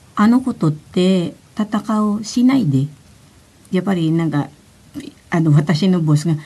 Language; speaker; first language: Japanese; non-native, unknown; Filipino